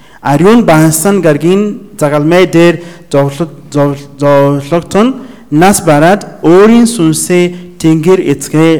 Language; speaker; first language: Mongolian; non-native, fluent; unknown